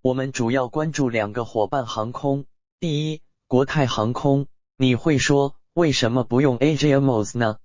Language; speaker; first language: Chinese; native; Chinese